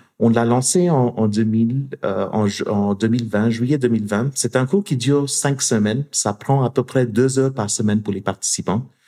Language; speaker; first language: French; non-native, fluent; English